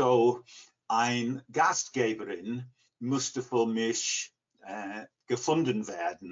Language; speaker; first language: German; non-native, fluent; English